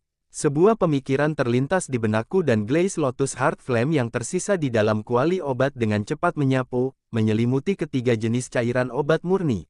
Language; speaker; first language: Indonesian; native; Indonesian